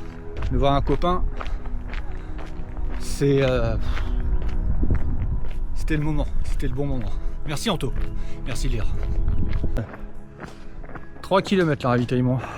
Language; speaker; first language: French; native; French